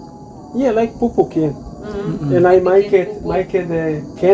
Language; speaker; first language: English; non-native, learner; Serbian